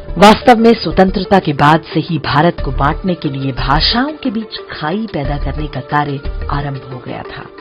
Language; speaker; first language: Hindi; native; Hindi